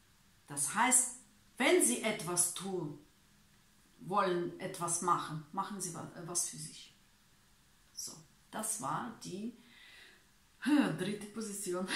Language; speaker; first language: German; non-native, learner; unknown